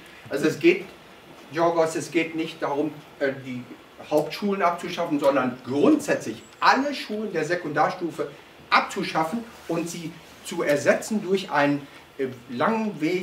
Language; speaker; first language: German; native; German